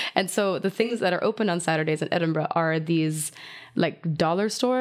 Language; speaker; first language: English; non-native, fluent; German